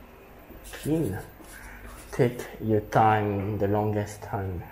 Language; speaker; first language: English; non-native, learner; French